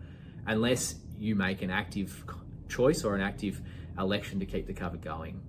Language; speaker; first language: English; native; English